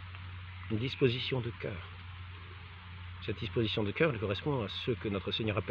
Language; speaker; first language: French; native; French